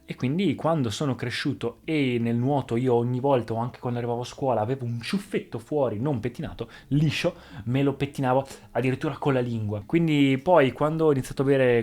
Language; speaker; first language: Italian; native; Italian